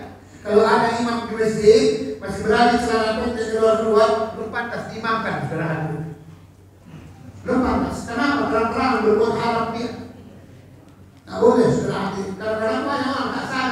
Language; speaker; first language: Indonesian; native; Indonesian